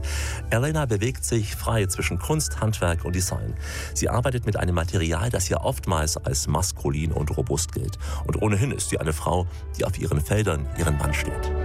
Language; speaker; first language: German; native; German